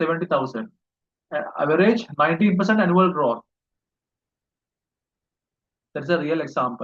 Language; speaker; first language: English; non-native, local second language; Sinhala